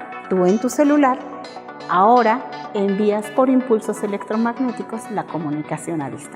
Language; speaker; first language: Spanish; native; Spanish